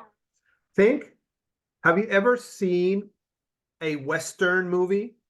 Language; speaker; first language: English; native; English